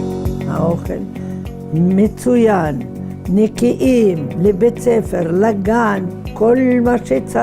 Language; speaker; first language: Hebrew; non-native, fluent; Arabic